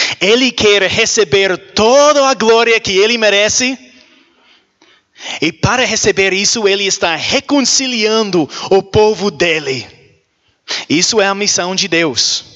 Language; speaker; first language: Portuguese; non-native, learner; English